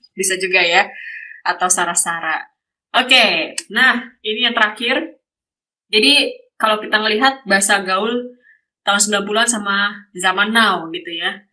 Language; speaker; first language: Indonesian; native; Indonesian